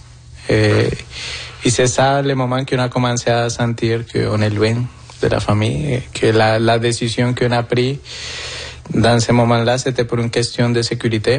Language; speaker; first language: French; non-native, fluent; Spanish